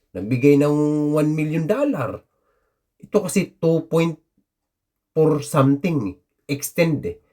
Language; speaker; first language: Filipino; native; Filipino